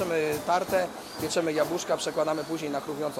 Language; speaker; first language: Polish; native; Polish